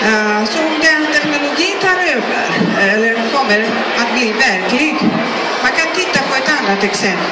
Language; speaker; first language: Swedish; non-native, fluent; Greek